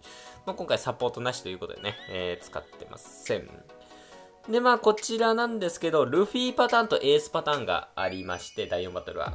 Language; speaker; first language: Japanese; native; Japanese